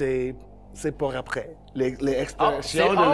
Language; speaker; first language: French; non-native, learner; English